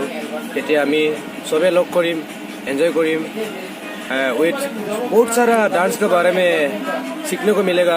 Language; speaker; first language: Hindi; non-native, local second language; Assamese